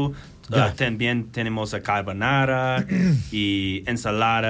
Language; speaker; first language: Spanish; non-native, learner; English